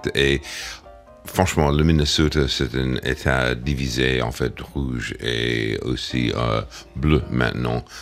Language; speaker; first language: French; non-native, fluent; English